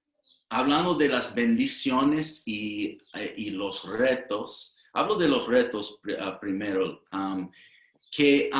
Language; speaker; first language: Spanish; non-native, fluent; English